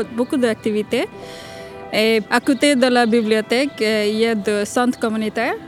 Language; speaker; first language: French; non-native, learner; Bangla